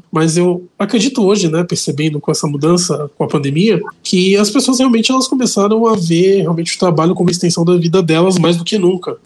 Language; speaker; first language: Portuguese; native; Portuguese